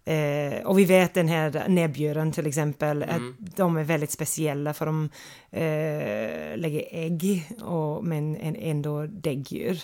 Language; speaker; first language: Swedish; non-native, fluent; English